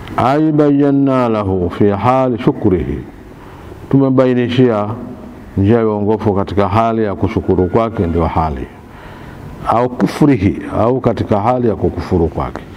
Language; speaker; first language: Swahili; native; Swahili